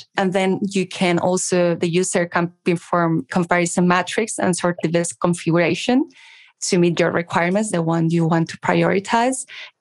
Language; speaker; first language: English; non-native, fluent; Spanish